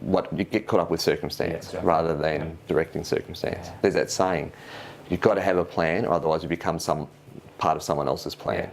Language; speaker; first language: English; native; English